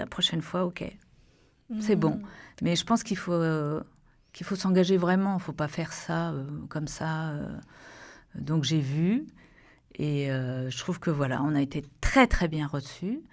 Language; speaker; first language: French; native; French